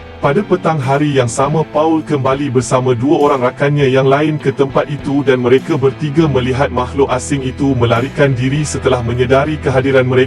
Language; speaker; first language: Malay; native; Malay